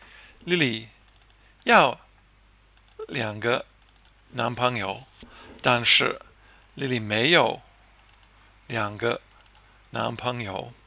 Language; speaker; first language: Chinese; non-native, fluent; English